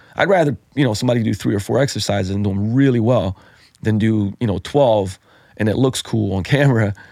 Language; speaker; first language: English; non-native, fluent; Slovenian